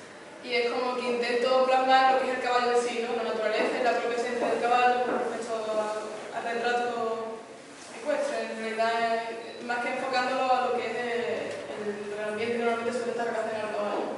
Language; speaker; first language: Spanish; native; Spanish